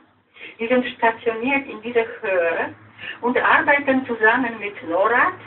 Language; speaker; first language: German; non-native, fluent; Polish